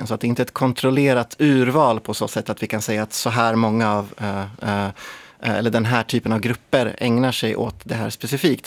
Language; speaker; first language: Swedish; native; Swedish